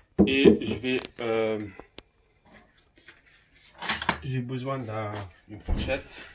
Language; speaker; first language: French; non-native, local second language; Arabic